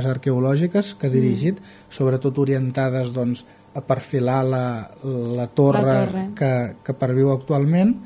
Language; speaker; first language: Catalan; native; Catalan